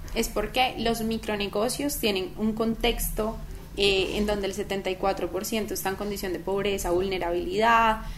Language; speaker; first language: Spanish; native; Spanish